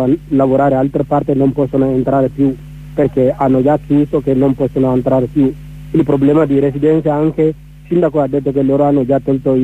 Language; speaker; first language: Italian; non-native, learner; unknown